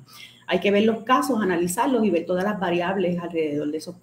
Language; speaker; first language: Spanish; native; Spanish